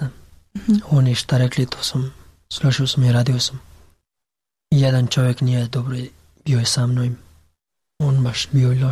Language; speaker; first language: Serbian; non-native, learner; Pashto